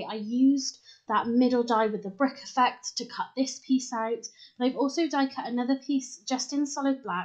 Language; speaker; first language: English; native; English